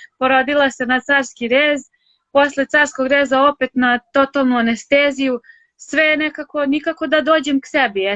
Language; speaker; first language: Bosnian; native; Bosnian